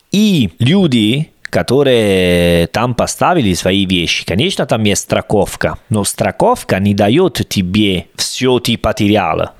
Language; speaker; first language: Russian; non-native, learner; Italian